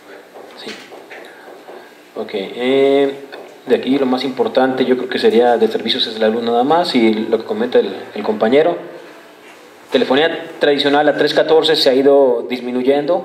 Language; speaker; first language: Spanish; native; Spanish